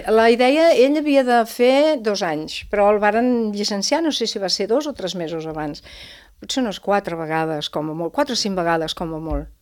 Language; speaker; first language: Catalan; non-native, local second language; Spanish